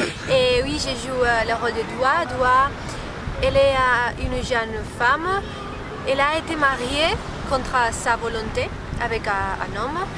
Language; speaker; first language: French; non-native, learner; Spanish